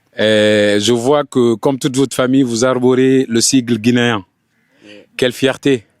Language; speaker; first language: French; non-native, local second language; Fula